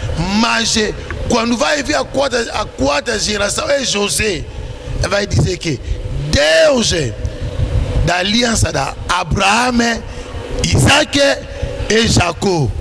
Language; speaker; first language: Portuguese; non-native, learner; Lingala